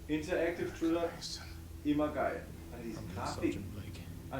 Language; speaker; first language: German; native; German